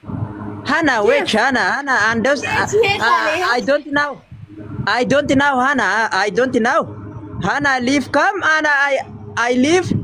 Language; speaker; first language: English; non-native, learner; Oromo